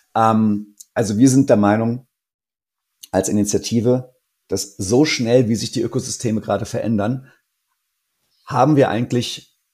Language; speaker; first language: German; native; German